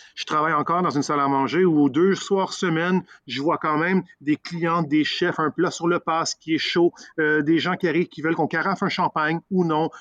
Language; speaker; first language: French; native; French